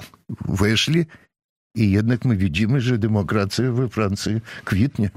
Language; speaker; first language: Polish; non-native, fluent; Russian